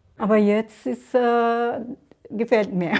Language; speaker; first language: German; non-native, fluent; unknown